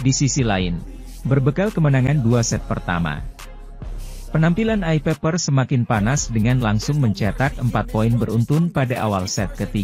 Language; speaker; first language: Indonesian; native; Indonesian